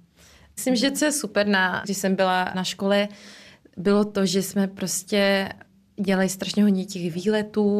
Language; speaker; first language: Czech; early bilingual, heritage; Czech